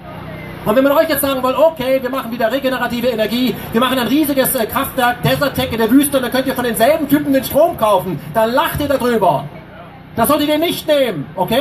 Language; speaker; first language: German; native; German